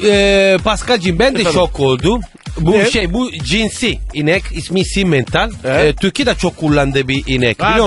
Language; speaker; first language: Turkish; non-native, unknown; Italian